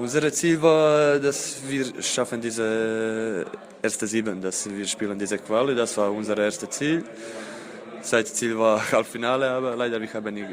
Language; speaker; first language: German; non-native, fluent; Croatian